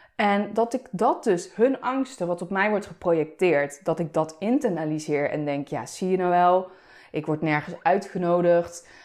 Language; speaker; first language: Dutch; early bilingual, other home language; Turkish